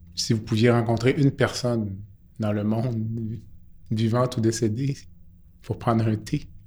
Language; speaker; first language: French; native; French